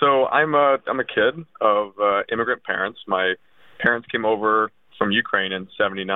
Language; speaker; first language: English; early bilingual, other home language; Russian